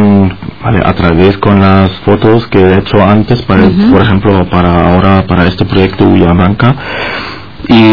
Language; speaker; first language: Spanish; non-native, fluent; German